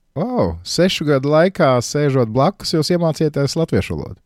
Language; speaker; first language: Latvian; native; Latvian